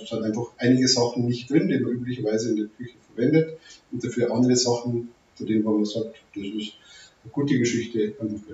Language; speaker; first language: German; native; German